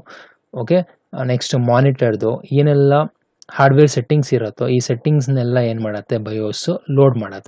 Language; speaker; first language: Kannada; native; Kannada